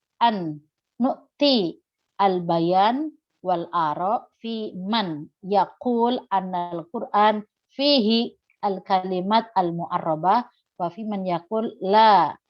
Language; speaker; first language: Arabic; non-native, fluent; Indonesian